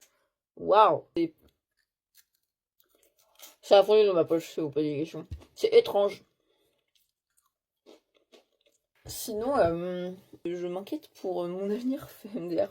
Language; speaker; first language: French; native; French